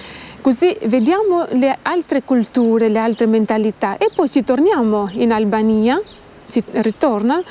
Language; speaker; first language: Italian; non-native, fluent; Albanian